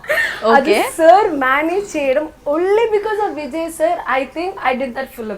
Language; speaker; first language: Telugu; non-native, learner; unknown